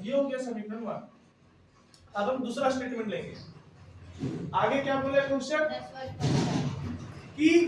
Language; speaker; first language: Hindi; native; Hindi